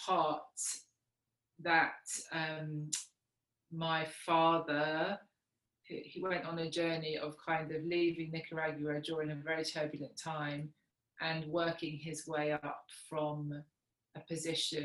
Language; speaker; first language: English; native; English